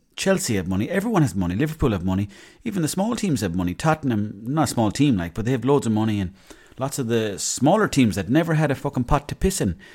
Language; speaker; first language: English; native; English